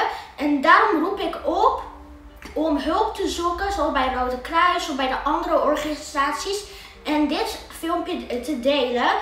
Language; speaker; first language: Dutch; early bilingual, other home language; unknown